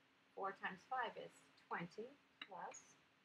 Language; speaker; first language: English; native; English